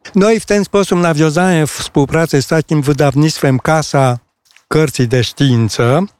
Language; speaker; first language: Polish; non-native, fluent; Romanian